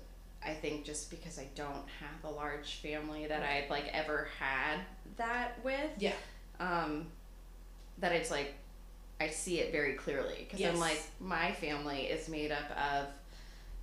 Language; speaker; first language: English; native; English